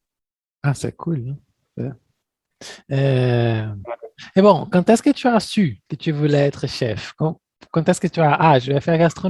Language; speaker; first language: French; non-native, fluent; Portuguese